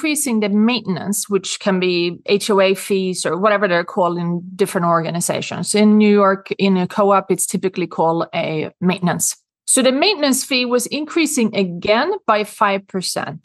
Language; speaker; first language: English; non-native, fluent; Swedish